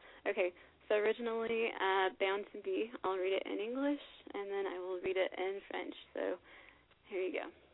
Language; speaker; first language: English; native; English